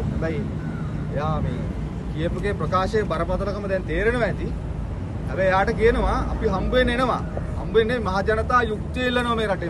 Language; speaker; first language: Sinhala; native; Sinhala